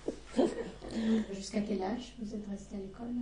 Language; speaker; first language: French; native; French